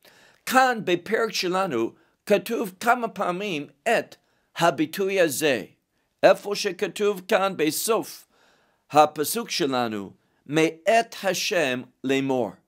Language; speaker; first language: Hebrew; non-native, fluent; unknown